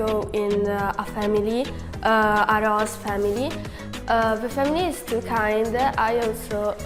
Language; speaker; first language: English; non-native, learner; Italian